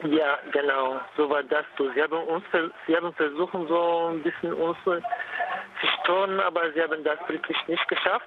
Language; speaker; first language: German; non-native, fluent; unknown